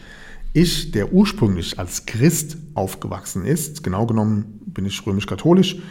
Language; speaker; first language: German; native; German